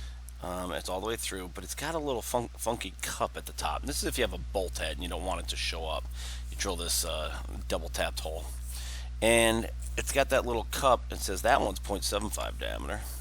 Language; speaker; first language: English; native; English